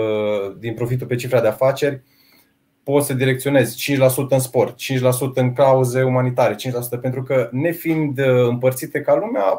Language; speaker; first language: Romanian; native; Romanian